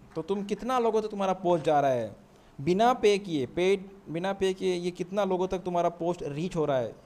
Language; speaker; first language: Hindi; non-native, local second language; Assamese